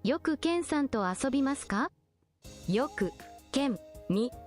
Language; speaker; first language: Japanese; non-native, learner; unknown